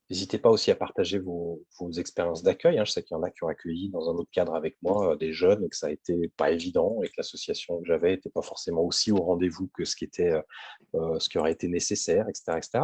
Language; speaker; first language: French; native; French